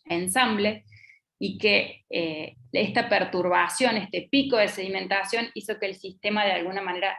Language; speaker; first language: Spanish; native; Spanish